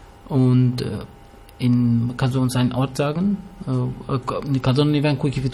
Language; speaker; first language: German; early bilingual, other home language; Albanian